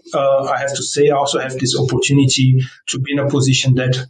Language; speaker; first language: English; non-native, fluent; Portuguese